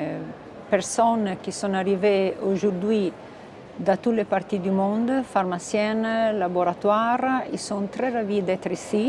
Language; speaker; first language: French; non-native, fluent; Italian